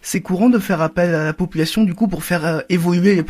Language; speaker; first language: French; native; French